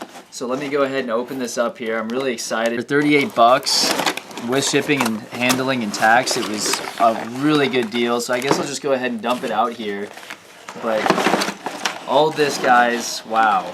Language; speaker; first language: English; native; English